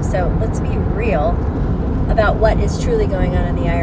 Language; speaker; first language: English; native; English